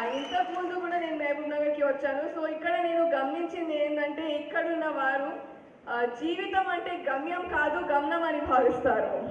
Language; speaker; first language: Telugu; non-native, local second language; Hindi